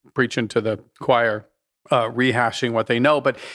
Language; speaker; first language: English; native; English